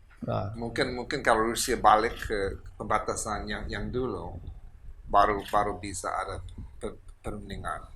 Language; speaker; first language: Indonesian; non-native, fluent; English